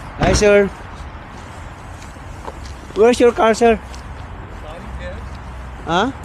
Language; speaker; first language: English; non-native, learner; Filipino